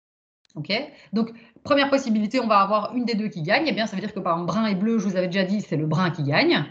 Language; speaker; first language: French; native; French